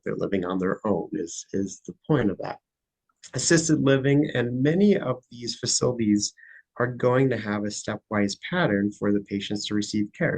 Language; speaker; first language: English; native; English